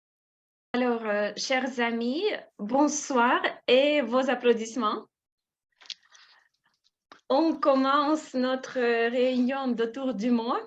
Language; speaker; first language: French; non-native, fluent; Russian